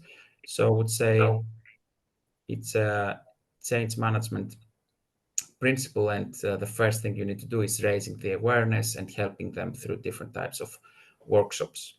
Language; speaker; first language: English; non-native, fluent; Greek